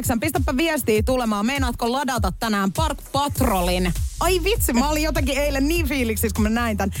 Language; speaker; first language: Finnish; native; Finnish